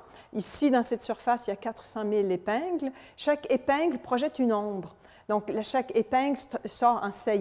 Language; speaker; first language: French; native; French